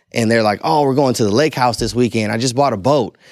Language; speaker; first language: English; native; English